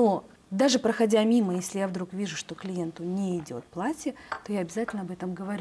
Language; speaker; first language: Russian; native; Russian